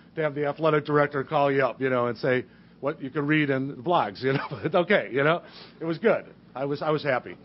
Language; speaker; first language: English; native; English